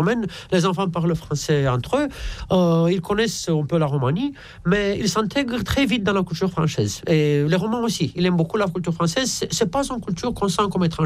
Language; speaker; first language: French; non-native, fluent; Romanian